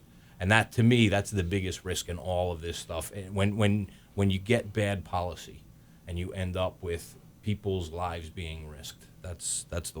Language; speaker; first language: English; native; English